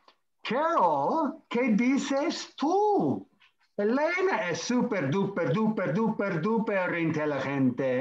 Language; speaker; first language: Spanish; non-native, fluent; English